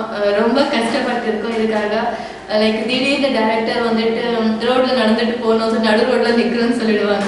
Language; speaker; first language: Tamil; non-native, local second language; Telugu